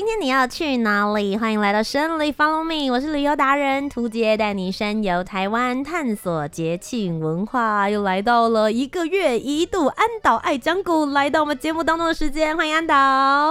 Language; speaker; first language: Chinese; native; Chinese